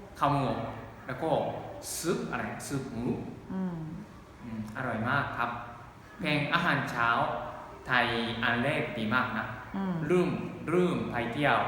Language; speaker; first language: Thai; non-native, learner; Japanese